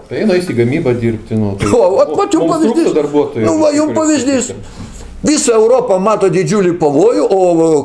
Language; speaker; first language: Lithuanian; native; Lithuanian